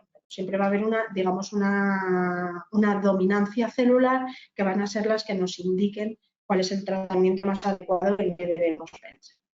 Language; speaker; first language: Spanish; native; Spanish